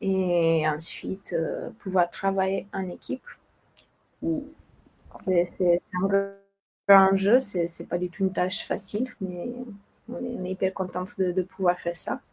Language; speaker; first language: French; non-native, fluent; Romanian